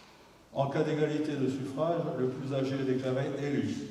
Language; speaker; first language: French; native; French